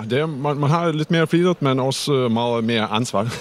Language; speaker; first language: Danish; non-native, fluent; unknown